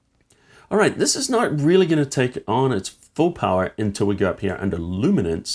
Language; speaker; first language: English; native; English